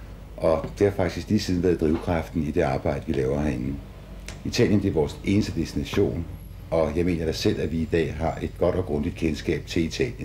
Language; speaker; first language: Danish; native; Danish